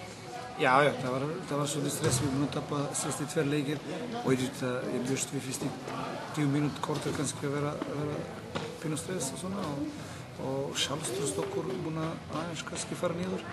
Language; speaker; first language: Icelandic; non-native, fluent; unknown